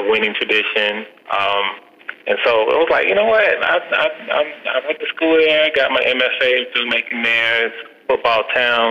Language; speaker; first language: English; native; English